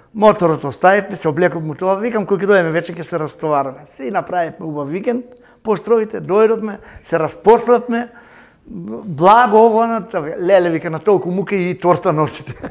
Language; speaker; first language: Macedonian; native; Macedonian